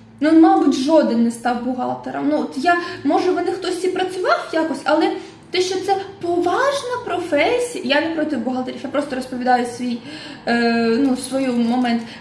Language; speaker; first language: Ukrainian; non-native, local second language; Russian